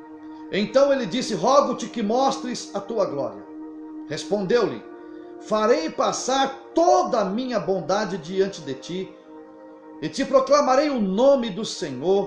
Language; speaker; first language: Portuguese; native; Portuguese